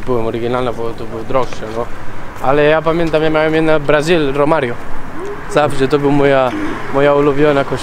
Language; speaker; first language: Polish; non-native, learner; Spanish